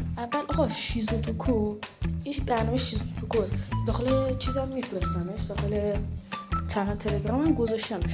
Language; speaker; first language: Persian; native; Persian